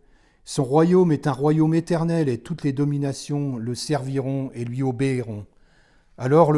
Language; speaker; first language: French; native; French